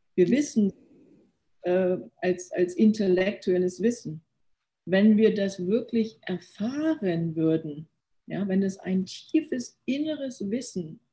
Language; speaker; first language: German; early bilingual, other home language; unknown